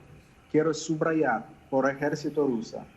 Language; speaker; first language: Spanish; non-native, fluent; Ukrainian